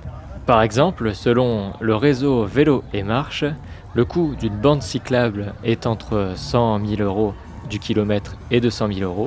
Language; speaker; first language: French; native; French